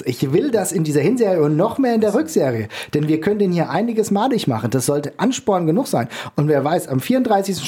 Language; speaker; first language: German; native; German